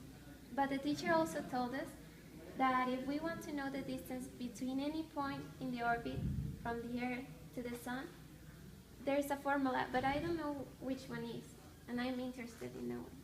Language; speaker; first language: English; non-native, fluent; Spanish